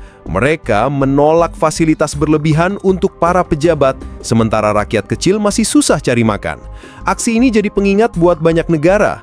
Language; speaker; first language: Indonesian; native; Indonesian